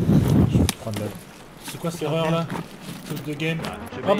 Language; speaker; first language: French; native; French